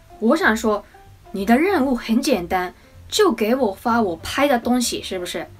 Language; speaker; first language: Chinese; non-native, fluent; Japanese